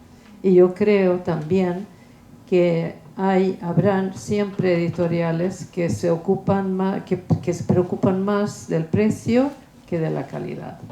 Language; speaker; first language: Spanish; non-native, fluent; Swedish